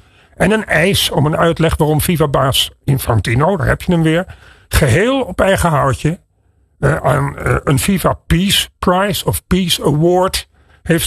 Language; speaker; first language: Dutch; native; Dutch